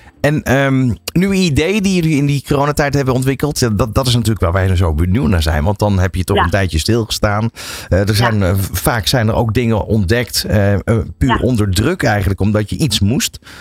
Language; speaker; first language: Dutch; native; Dutch